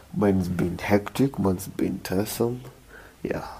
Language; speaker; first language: English; non-native, local second language; Luo (Kenya and Tanzania)